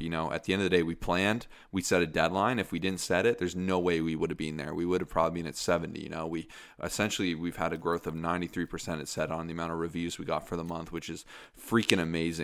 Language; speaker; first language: English; native; English